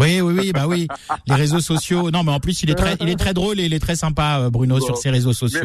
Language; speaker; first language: French; native; French